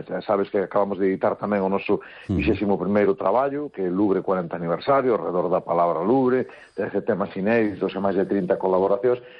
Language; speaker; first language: Galician; native; Galician